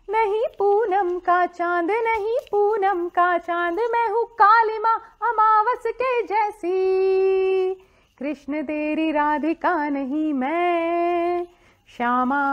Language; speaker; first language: Hindi; native; Hindi